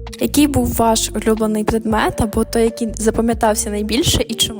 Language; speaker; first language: Ukrainian; native; Ukrainian